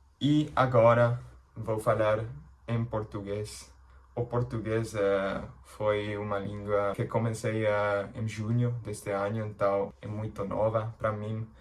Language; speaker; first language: Portuguese; non-native, learner; English